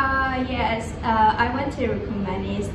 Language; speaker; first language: English; non-native, learner; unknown